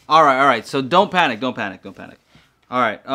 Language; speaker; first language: English; native; English